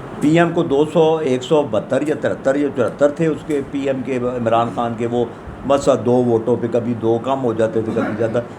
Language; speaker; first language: Urdu; non-native, local second language; Punjabi